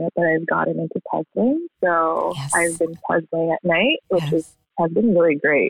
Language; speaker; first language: English; non-native, local second language; Filipino